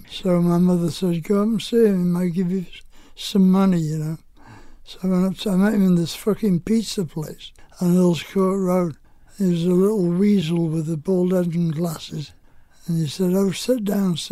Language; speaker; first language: English; native; English